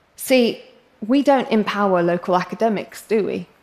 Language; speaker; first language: English; native; English